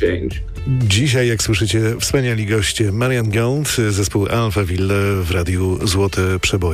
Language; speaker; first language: Polish; native; Polish